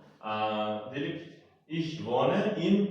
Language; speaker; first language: German; non-native, fluent; Uzbek